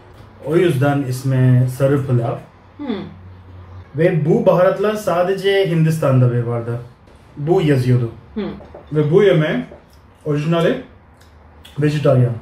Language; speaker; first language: Turkish; non-native, learner; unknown